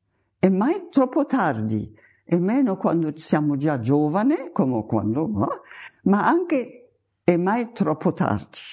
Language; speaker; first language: Italian; non-native, fluent; German